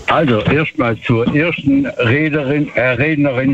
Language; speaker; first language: German; native; German